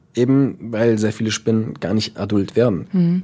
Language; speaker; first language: German; early bilingual, other home language; Dutch